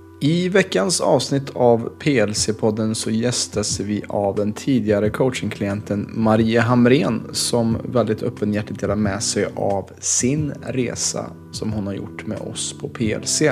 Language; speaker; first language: Swedish; native; Swedish